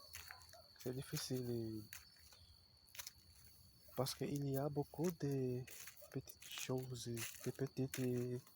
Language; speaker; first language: French; non-native, learner; Portuguese